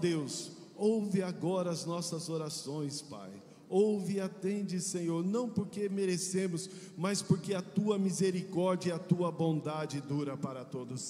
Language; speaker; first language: Portuguese; native; Portuguese